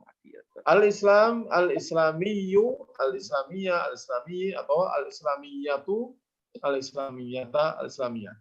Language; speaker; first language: Arabic; non-native, learner; Indonesian